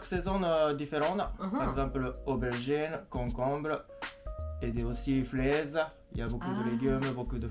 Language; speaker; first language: French; non-native, learner; Japanese